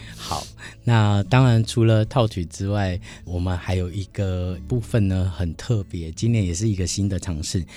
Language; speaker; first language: Chinese; native; Chinese